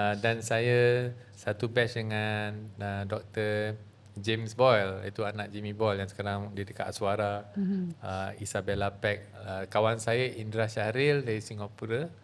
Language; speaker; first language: Malay; native; Malay